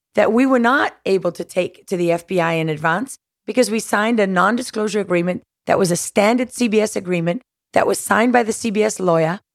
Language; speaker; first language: English; native; English